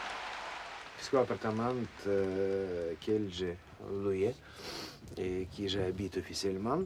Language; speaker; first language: French; non-native, learner; Russian